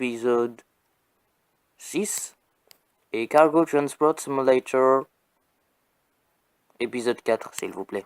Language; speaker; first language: French; native; French